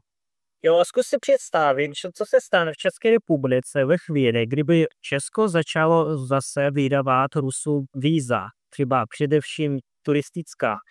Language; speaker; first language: Czech; non-native, fluent; Russian